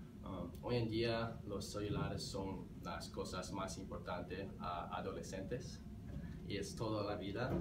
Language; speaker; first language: Spanish; non-native, learner; English